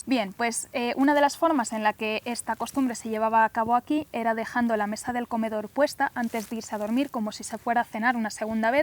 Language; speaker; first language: Spanish; native; Spanish